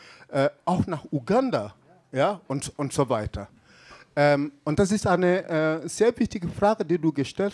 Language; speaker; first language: German; non-native, fluent; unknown